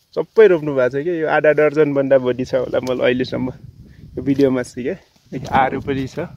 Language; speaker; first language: Nepali; non-native, local second language; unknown